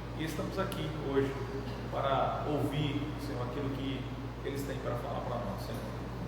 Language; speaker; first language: Portuguese; native; Portuguese